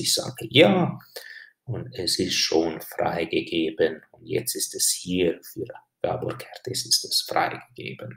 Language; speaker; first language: German; non-native, fluent; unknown